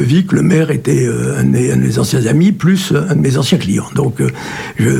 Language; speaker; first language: French; native; French